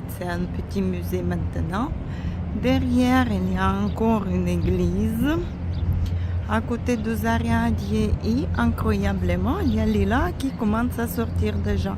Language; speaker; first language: French; non-native, fluent; Russian